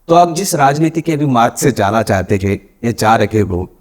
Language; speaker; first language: Hindi; non-native, local second language; Marathi